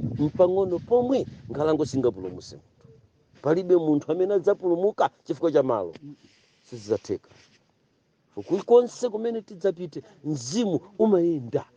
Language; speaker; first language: Nyanja; non-native, local second language; Tumbuka